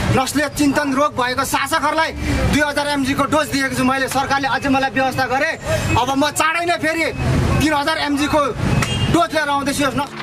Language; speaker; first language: Nepali; native; Nepali